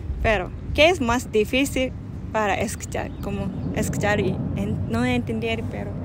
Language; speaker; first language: Spanish; non-native, learner; Japanese